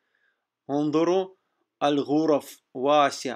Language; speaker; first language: Arabic; non-native, fluent; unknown